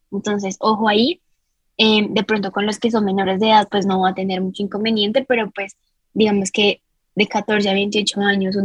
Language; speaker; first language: Spanish; native; Spanish